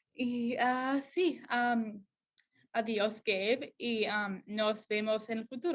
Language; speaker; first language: Spanish; non-native, learner; English